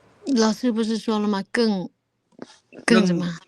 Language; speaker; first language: Chinese; non-native, learner; Lao